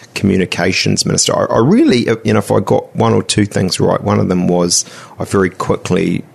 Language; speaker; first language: English; native; English